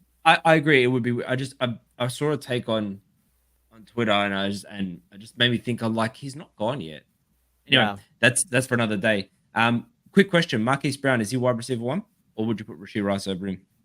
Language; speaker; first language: English; native; English